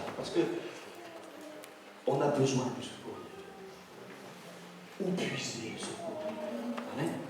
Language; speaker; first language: French; native; French